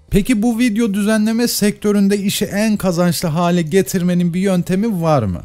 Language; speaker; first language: Turkish; native; Turkish